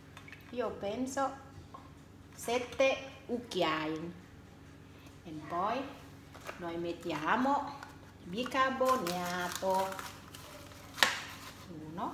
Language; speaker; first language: Italian; non-native, learner; Thai